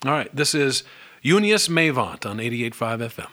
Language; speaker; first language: English; native; English